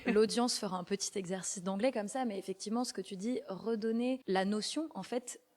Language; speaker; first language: French; native; French